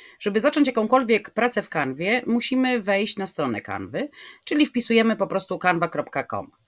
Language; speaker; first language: Polish; native; Polish